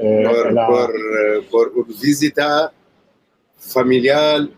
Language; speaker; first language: Spanish; non-native, learner; Arabic